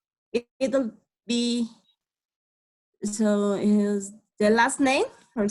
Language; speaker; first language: English; non-native, learner; Spanish